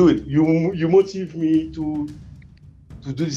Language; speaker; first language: English; non-native, learner; French